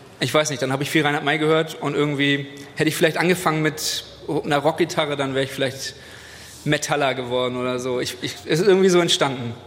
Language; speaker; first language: German; native; German